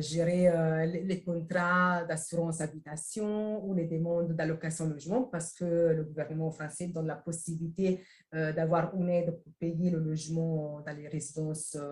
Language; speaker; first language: French; non-native, fluent; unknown